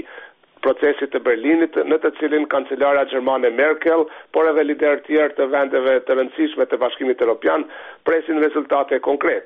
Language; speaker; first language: Albanian; native; Albanian